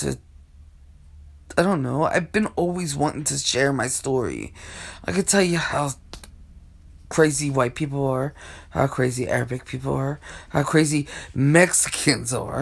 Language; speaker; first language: English; native; English